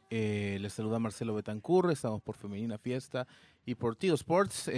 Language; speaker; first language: Spanish; native; Spanish